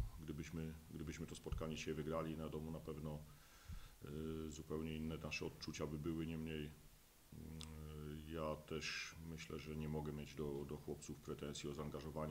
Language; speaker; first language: Polish; native; Polish